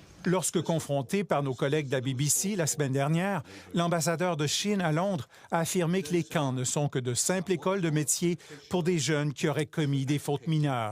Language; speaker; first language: French; native; French